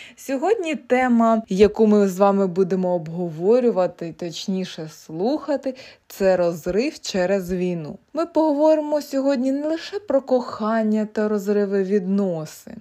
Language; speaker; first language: Ukrainian; native; Ukrainian